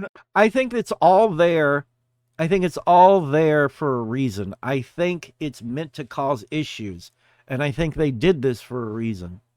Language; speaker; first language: English; native; English